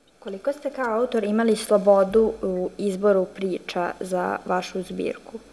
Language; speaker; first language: Serbian; native; Serbian